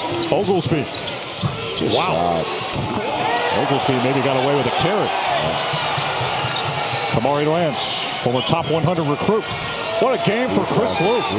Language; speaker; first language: English; native; English